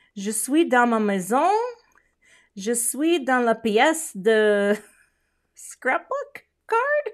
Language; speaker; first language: French; non-native, learner; English